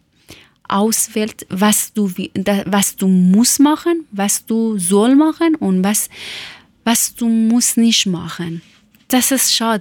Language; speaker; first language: German; non-native, learner; Persian